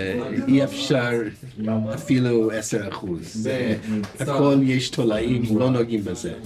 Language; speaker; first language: Hebrew; non-native, fluent; English